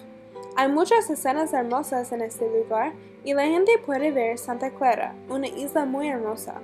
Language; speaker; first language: Spanish; non-native, learner; English